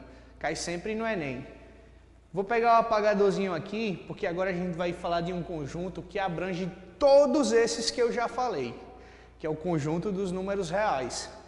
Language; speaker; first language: Portuguese; native; Portuguese